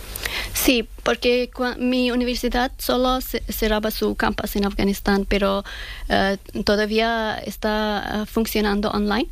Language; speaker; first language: Spanish; non-native, fluent; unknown